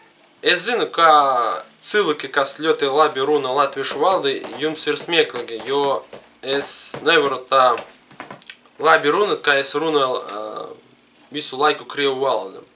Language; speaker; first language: Latvian; non-native, learner; Russian